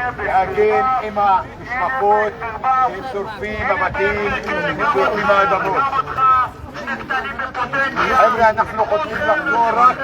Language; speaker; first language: Hebrew; non-native, local second language; Arabic